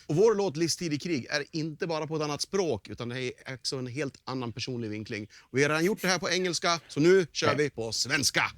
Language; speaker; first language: Swedish; native; Swedish